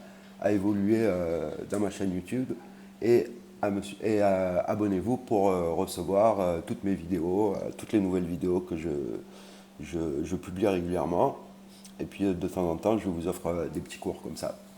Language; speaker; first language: French; native; French